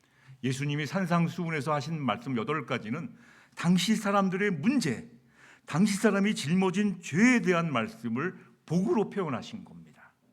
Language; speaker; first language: Korean; native; Korean